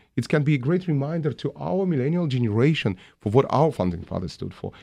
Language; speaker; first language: English; non-native, fluent; Russian